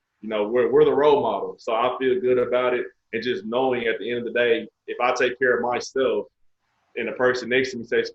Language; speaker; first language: English; native; English